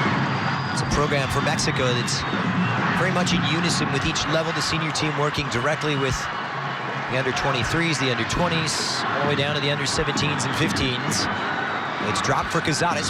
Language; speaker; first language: English; native; English